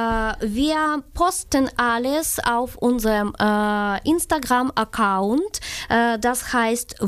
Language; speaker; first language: German; non-native, learner; Ukrainian